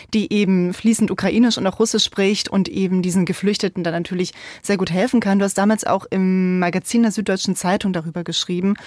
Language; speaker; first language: German; native; German